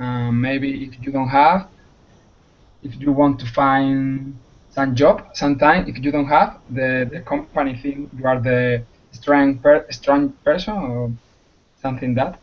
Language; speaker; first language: English; non-native, learner; Spanish